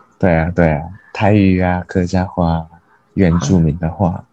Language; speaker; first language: Chinese; non-native, learner; Japanese